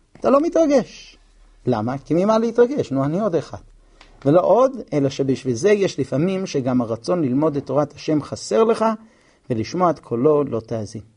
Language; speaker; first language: Hebrew; non-native, fluent; English